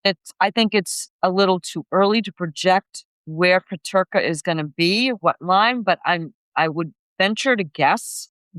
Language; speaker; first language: English; native; English